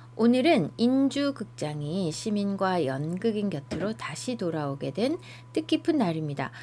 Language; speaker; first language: Korean; native; Korean